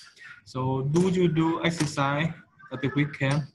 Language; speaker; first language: English; non-native, fluent; Vietnamese